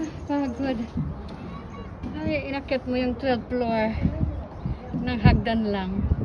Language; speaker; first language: Japanese; non-native, learner; Filipino